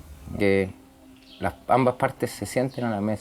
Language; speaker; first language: Spanish; native; Spanish